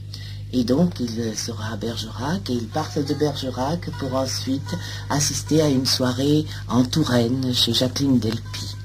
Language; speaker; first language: French; native; French